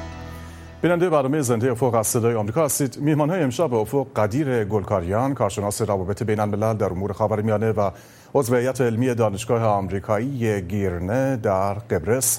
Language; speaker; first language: Persian; native; Persian